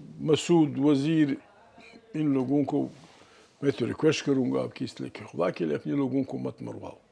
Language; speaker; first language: Urdu; non-native, local second language; Pashto